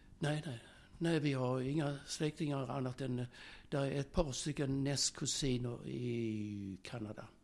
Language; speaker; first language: Swedish; early bilingual, other home language; Slovak